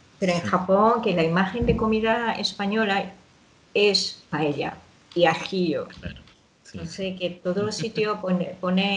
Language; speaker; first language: Spanish; non-native, fluent; Japanese